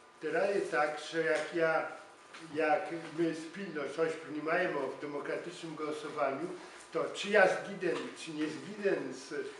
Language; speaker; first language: Polish; non-native, learner; Ukrainian